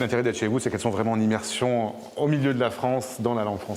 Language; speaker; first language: French; native; French